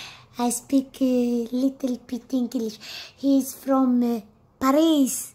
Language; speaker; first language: English; non-native, learner; Amharic